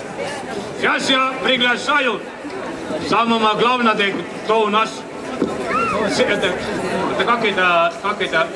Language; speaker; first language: Russian; non-native, local second language; Estonian